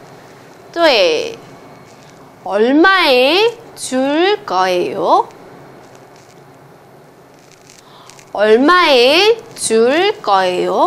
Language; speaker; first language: Korean; non-native, fluent; Chinese